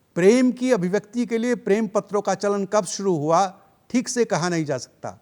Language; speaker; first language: Hindi; native; Hindi